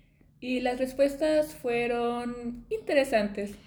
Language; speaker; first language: Spanish; native; Spanish